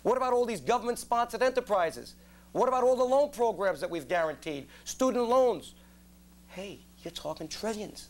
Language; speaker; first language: English; native; English